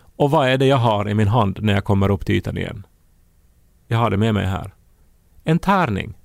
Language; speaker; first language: Swedish; native; Swedish